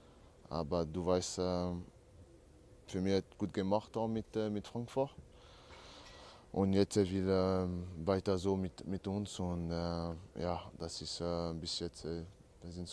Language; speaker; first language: German; non-native, learner; French